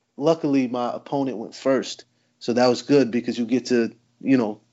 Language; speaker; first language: English; native; English